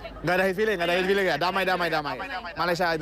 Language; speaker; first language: Indonesian; native; Indonesian